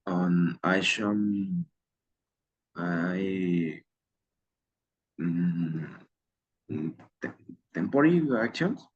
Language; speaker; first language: English; non-native, learner; Spanish